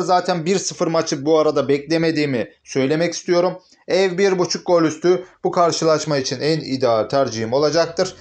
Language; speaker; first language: Turkish; native; Turkish